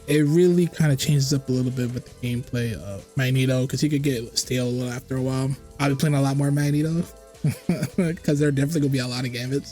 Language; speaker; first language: English; native; English